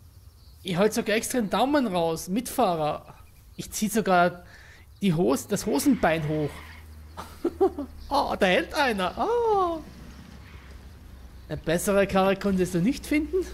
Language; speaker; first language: German; native; German